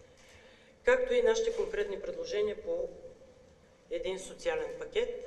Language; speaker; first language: Bulgarian; native; Bulgarian